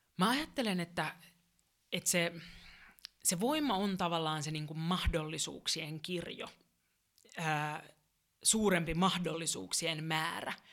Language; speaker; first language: Finnish; native; Finnish